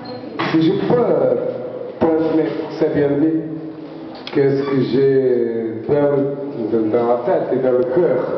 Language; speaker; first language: French; non-native, learner; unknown